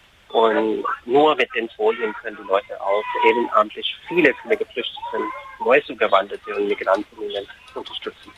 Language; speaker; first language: German; non-native, fluent; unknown